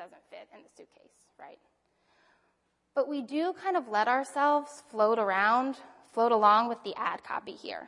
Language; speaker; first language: English; native; English